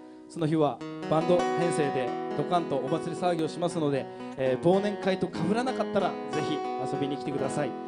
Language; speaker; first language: Japanese; native; Japanese